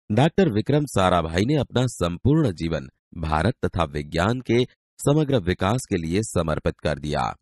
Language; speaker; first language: Hindi; non-native, local second language; Gujarati